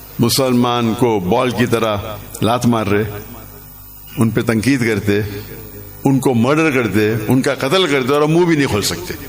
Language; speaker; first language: Urdu; non-native, local second language; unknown